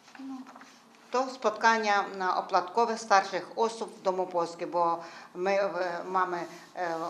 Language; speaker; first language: Ukrainian; non-native, local second language; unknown